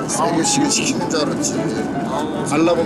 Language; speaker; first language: Korean; native; Korean